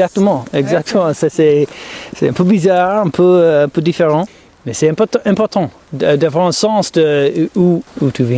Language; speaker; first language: French; non-native, fluent; English